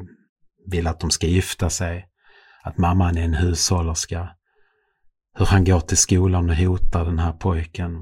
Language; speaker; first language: Swedish; native; Swedish